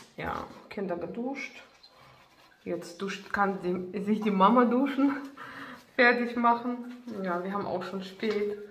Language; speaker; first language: German; non-native, fluent; Russian